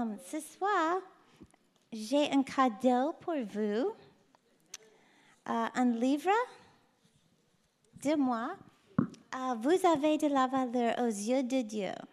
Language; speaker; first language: French; non-native, learner; English